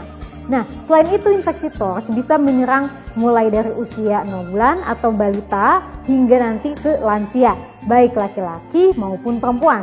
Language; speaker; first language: Indonesian; native; Indonesian